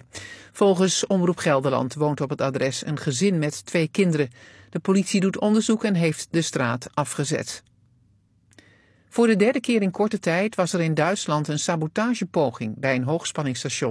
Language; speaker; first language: Dutch; native; Dutch